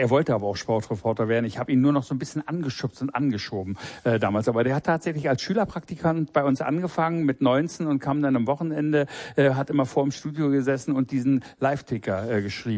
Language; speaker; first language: German; native; German